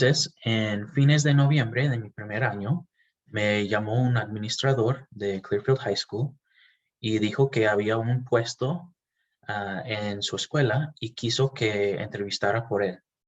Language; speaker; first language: Spanish; non-native, fluent; English